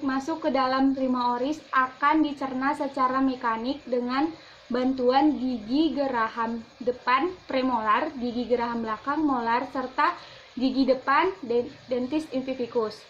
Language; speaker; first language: Indonesian; native; Indonesian